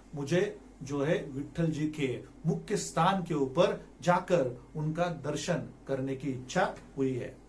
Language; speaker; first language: Hindi; non-native, local second language; Marathi